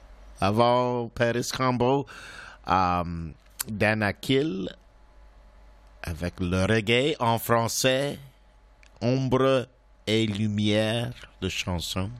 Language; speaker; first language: French; non-native, learner; English